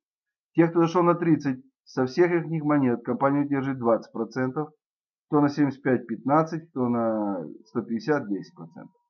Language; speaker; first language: Russian; native; Russian